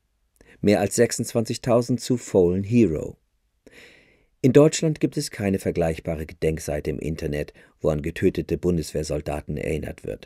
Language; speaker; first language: German; native; German